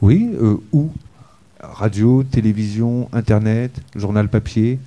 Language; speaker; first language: French; native; French